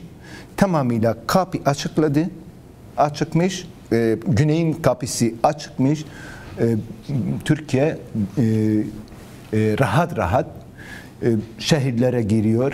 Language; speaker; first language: Turkish; non-native, learner; Kurdish